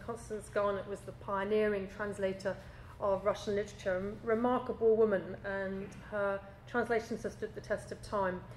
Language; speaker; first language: English; native; English